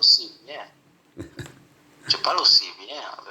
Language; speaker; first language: French; non-native, local second language; Haitian Creole